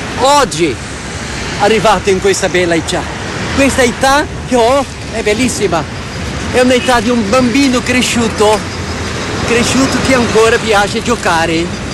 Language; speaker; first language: Italian; non-native, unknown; Portuguese